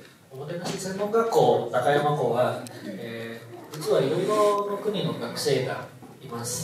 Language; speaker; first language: Japanese; non-native, fluent; Indonesian